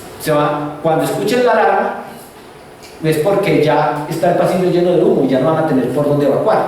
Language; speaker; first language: Spanish; native; Spanish